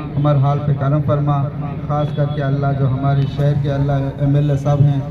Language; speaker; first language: Urdu; native; Urdu